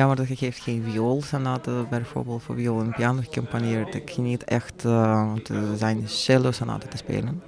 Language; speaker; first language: Dutch; non-native, fluent; Russian